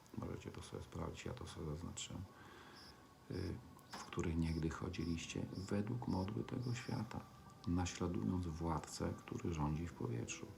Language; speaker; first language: Polish; early bilingual, heritage; Polish